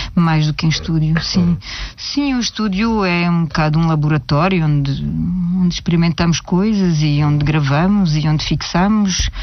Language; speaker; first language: Portuguese; early bilingual, heritage; Portuguese